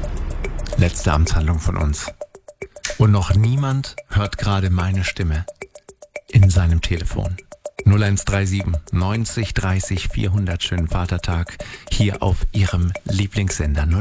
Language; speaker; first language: German; native; German